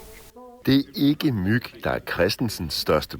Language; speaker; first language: Danish; native; Danish